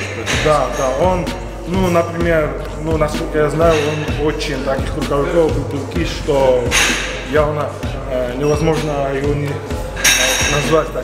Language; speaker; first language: Russian; non-native, fluent; Georgian